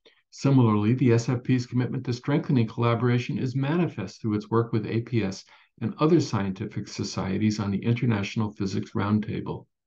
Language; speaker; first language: English; native; English